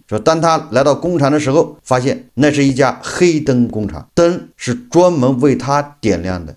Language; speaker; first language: Chinese; native; Chinese